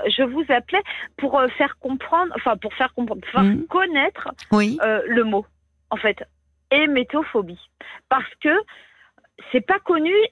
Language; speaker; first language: French; native; French